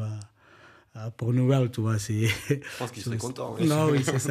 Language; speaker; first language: French; non-native, learner; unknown